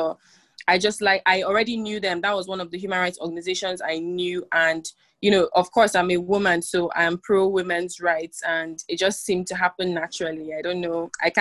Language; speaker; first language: English; non-native, local second language; Igbo